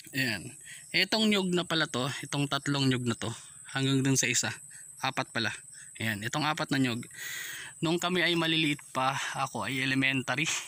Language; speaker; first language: Filipino; non-native, local second language; Waray